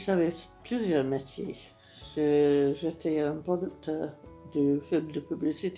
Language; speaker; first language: French; non-native, fluent; English